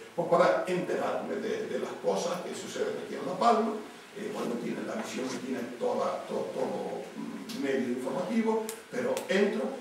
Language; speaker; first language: Spanish; native; Spanish